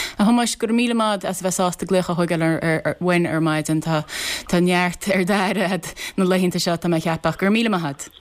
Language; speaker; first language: Irish; native; Irish